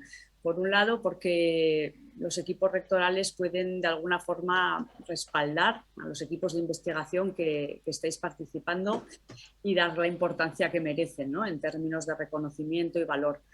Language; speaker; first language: Spanish; native; Spanish